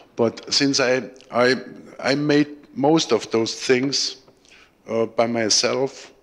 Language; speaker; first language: English; non-native, fluent; German